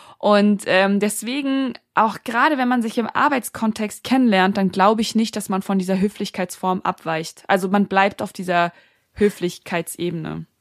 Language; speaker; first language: German; native; German